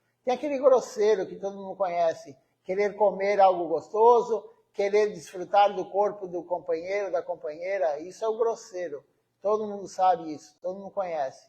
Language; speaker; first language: Portuguese; native; Portuguese